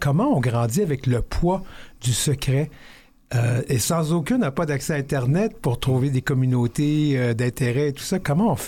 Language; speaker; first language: French; native; French